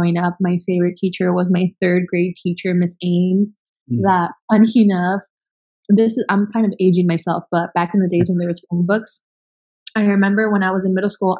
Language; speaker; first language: English; early bilingual, other home language; Spanish